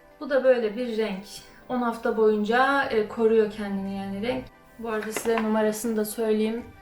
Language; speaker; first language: Turkish; early bilingual, other home language; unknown